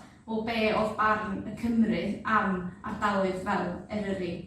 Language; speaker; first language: Welsh; native; Welsh